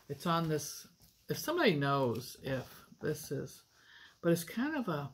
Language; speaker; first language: English; native; English